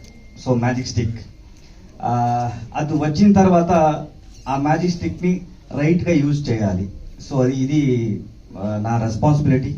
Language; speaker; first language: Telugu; non-native, learner; Kannada